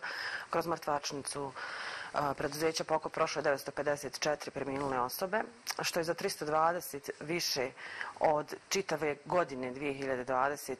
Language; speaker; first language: Croatian; native; Croatian